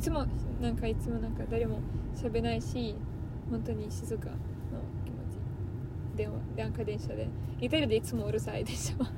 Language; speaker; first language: Japanese; non-native, learner; Italian